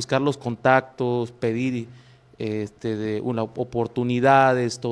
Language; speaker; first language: Spanish; native; Spanish